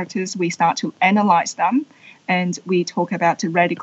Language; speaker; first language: English; non-native, fluent; Chinese